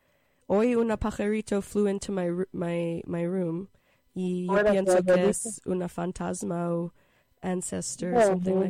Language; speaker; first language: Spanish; non-native, learner; English